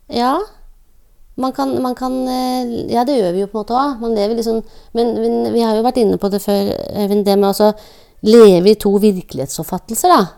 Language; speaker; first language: Norwegian; native; Norwegian